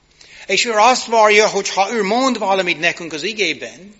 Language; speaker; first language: Hungarian; non-native, fluent; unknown